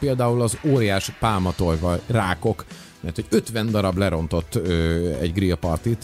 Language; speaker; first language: Hungarian; native; Hungarian